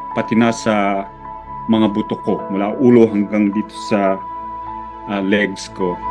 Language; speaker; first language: Filipino; native; Filipino